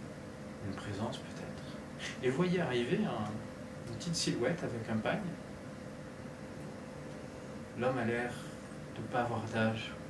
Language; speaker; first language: French; native; French